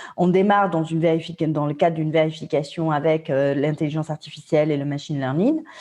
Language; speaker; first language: French; non-native, fluent; Spanish